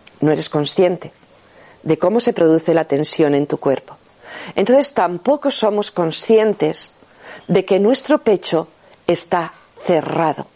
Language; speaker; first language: Spanish; native; Spanish